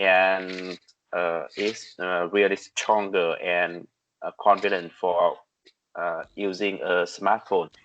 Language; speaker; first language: English; non-native, learner; Vietnamese